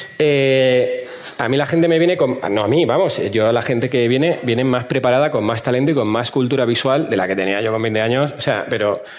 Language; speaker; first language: Spanish; native; Spanish